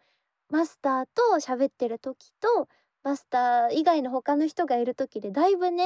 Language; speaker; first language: Japanese; native; Japanese